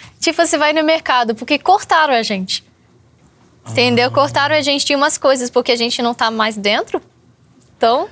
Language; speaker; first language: Portuguese; non-native, fluent; English